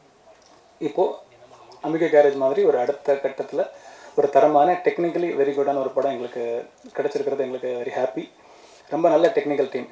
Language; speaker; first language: Tamil; native; Tamil